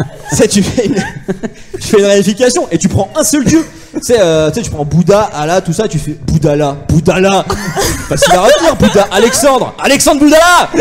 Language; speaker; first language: French; native; French